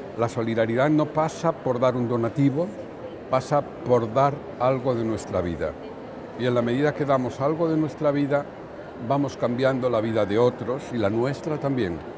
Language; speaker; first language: Spanish; native; Spanish